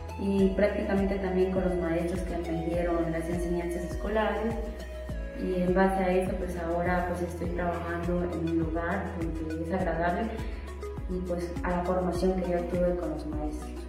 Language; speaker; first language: Spanish; non-native, local second language; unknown